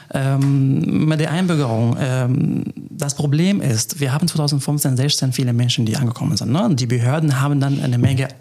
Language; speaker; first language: German; non-native, fluent; Arabic